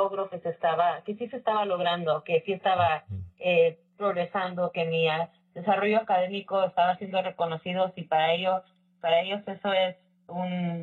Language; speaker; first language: Spanish; native; Spanish